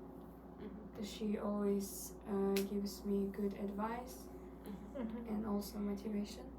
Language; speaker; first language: English; non-native, learner; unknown